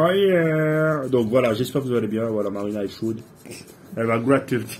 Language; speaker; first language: French; native; French